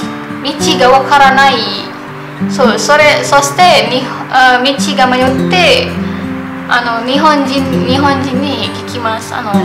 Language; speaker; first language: Japanese; non-native, learner; Indonesian